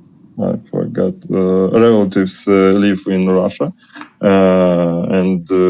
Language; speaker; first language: English; non-native, learner; Russian